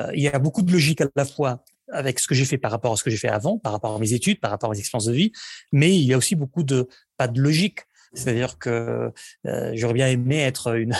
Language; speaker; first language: French; non-native, fluent; Spanish